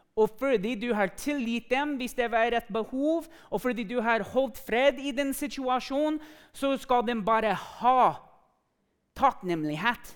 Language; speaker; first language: Norwegian; non-native, fluent; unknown